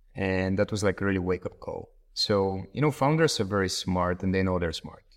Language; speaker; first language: English; non-native, fluent; Bulgarian